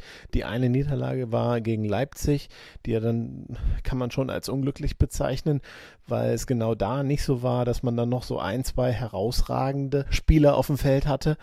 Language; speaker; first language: German; native; German